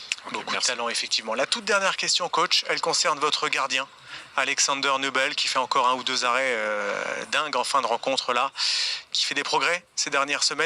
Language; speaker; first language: French; native; French